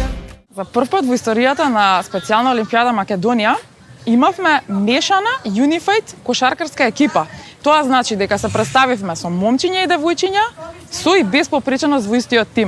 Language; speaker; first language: Macedonian; native; Macedonian